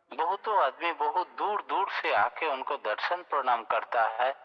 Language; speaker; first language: Hindi; non-native, local second language; Bangla